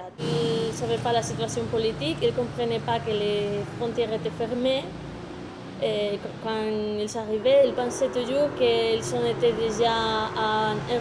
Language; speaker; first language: French; non-native, fluent; Spanish